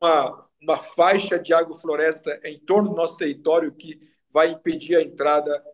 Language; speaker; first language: Portuguese; non-native, local second language; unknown